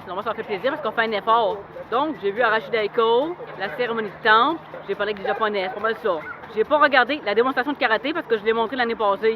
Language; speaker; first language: French; native; French